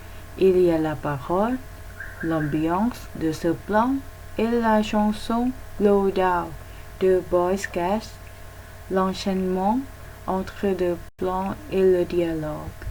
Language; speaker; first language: French; non-native, learner; Thai